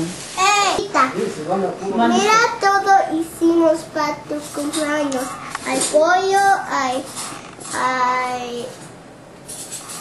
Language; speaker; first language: Spanish; early bilingual, heritage; Spanish